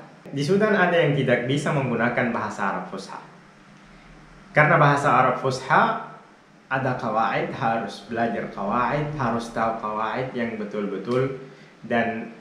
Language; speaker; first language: Indonesian; non-native, fluent; Arabic